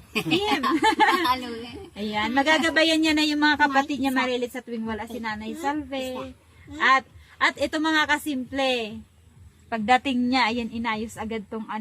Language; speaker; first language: Filipino; native; Filipino